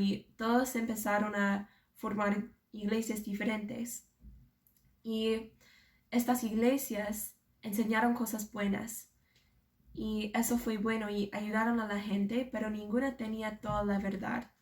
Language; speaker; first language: Spanish; non-native, fluent; English